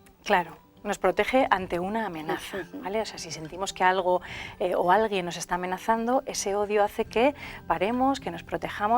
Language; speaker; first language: Spanish; native; Spanish